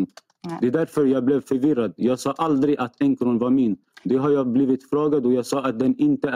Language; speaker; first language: Swedish; non-native, fluent; Arabic